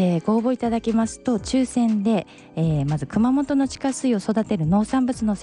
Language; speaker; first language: Japanese; native; Japanese